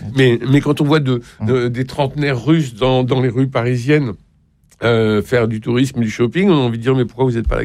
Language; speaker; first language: French; native; French